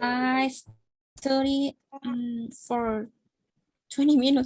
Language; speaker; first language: English; non-native, learner; Spanish